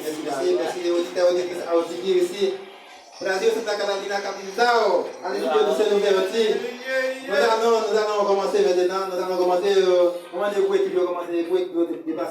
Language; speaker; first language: French; non-native, learner; Haitian Creole